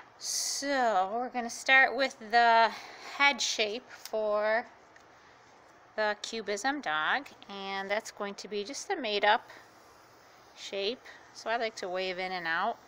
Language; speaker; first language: English; native; English